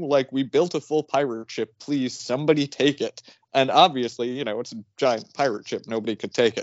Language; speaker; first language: English; native; English